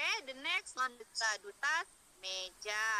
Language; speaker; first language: English; non-native, learner; Indonesian